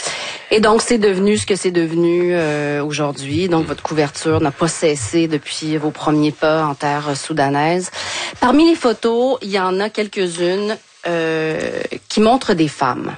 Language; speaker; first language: French; native; French